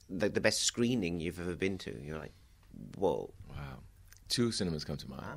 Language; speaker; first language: English; native; English